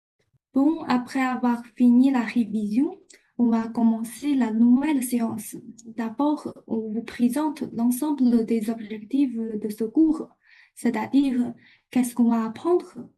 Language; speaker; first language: French; non-native, fluent; Chinese